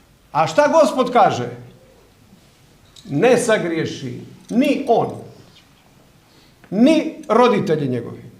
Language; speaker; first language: Croatian; native; Croatian